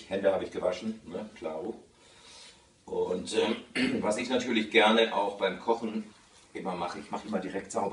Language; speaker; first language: German; early bilingual, other home language; Italian